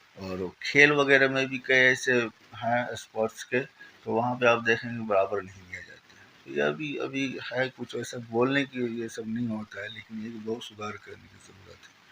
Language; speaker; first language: Urdu; native; Urdu